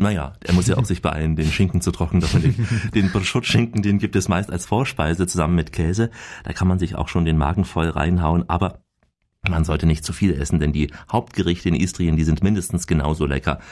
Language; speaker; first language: German; native; German